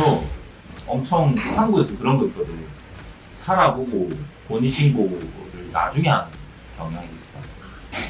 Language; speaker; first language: Korean; native; Korean